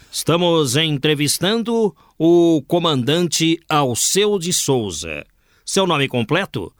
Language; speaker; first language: Portuguese; native; Portuguese